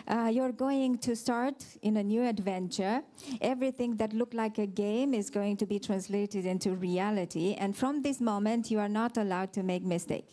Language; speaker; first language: English; non-native, fluent; Romanian